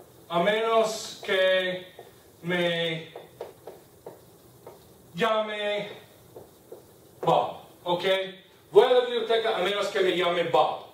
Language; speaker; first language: Spanish; non-native, fluent; English